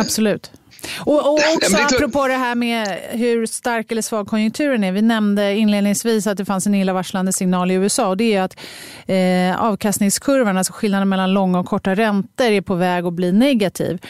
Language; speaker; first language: Swedish; native; Swedish